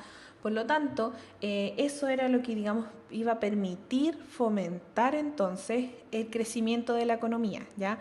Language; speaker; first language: Spanish; native; Spanish